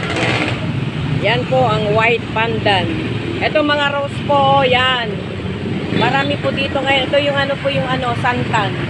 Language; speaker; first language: Filipino; native; Filipino